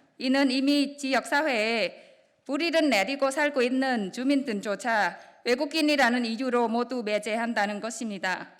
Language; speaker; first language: Korean; non-native, fluent; Vietnamese